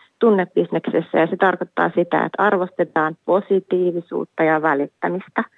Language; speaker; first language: Finnish; native; Finnish